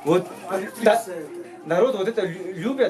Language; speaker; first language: Russian; non-native, learner; Korean